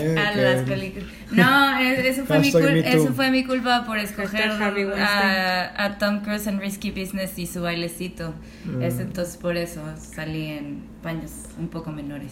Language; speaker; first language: Spanish; native; Spanish